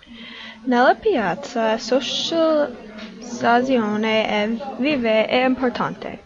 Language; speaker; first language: Italian; non-native, learner; English